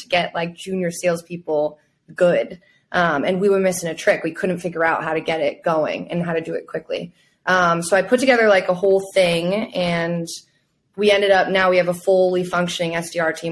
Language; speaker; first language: English; native; English